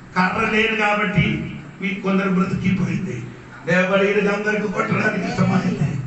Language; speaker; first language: Telugu; non-native, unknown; Malayalam